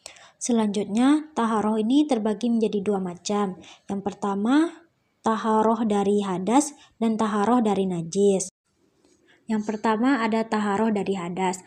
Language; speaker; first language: Indonesian; native; Indonesian